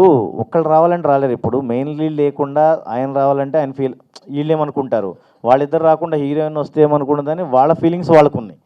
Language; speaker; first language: Telugu; native; Telugu